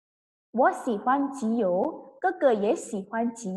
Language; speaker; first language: Chinese; non-native, fluent; Indonesian